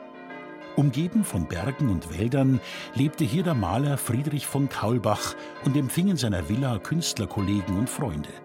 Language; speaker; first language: German; native; German